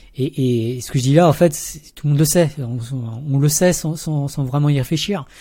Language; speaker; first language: French; early bilingual, other home language; Vietnamese